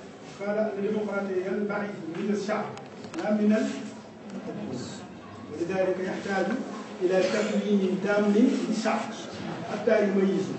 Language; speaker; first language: Arabic; non-native, fluent; Wolof